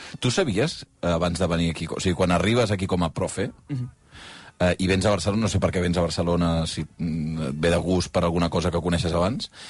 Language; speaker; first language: Catalan; native; Catalan